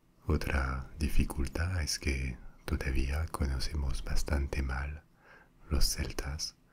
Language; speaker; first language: Spanish; non-native, fluent; French